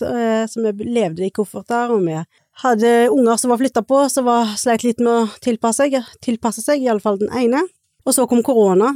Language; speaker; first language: Norwegian; native; Norwegian